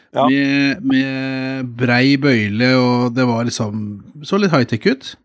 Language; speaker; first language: Norwegian; native; Norwegian